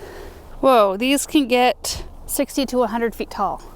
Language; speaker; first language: English; native; English